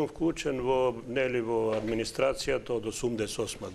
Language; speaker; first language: Macedonian; native; Macedonian